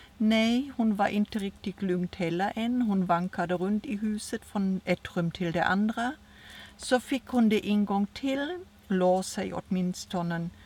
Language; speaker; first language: Swedish; non-native, fluent; German